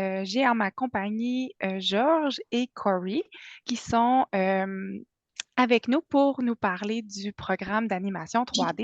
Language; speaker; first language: French; native; French